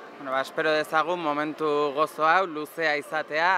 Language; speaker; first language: Basque; native; Basque